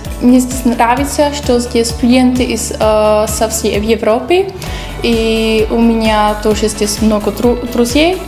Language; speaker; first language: Russian; non-native, learner; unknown